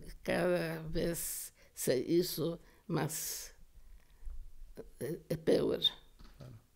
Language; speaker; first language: Spanish; non-native, fluent; Hungarian